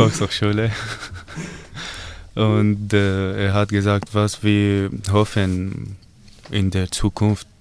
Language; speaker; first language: German; non-native, learner; Arabic